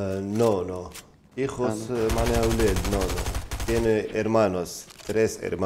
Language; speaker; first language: Spanish; non-native, learner; Arabic